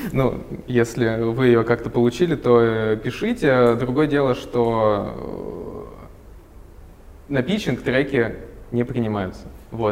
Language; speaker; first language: Russian; native; Russian